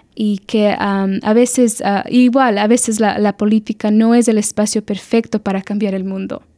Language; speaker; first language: Spanish; early bilingual, heritage; Spanish